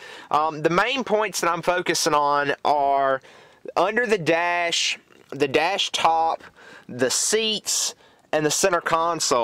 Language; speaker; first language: English; native; English